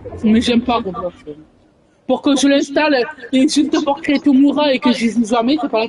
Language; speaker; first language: French; native; French